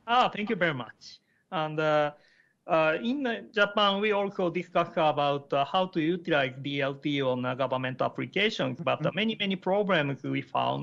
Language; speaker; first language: English; non-native, learner; Japanese